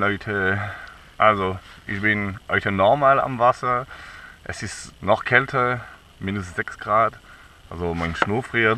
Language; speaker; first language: German; non-native, fluent; French